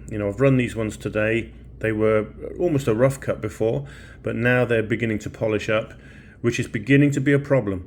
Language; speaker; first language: English; native; English